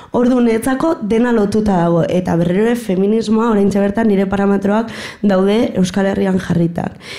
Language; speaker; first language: Basque; non-native, fluent; Spanish